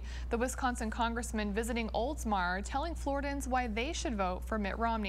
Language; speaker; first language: English; native; English